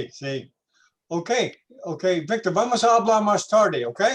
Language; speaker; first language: Spanish; non-native, learner; English